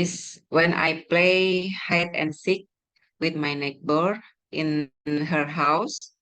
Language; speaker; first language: English; non-native, learner; Indonesian